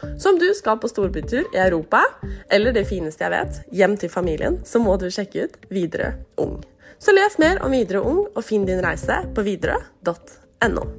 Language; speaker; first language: Norwegian; native; Norwegian